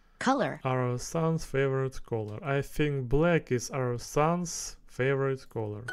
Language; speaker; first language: English; non-native, learner; Russian